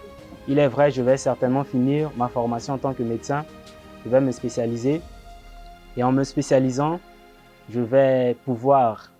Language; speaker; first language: French; non-native, local second language; Sango